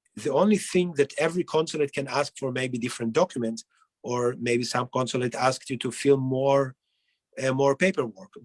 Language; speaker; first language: English; non-native, fluent; Hebrew